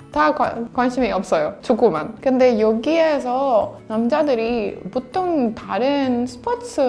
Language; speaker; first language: Korean; non-native, fluent; Spanish